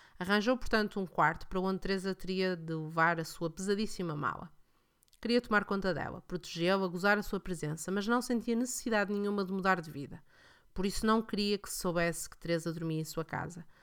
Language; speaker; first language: Portuguese; native; Portuguese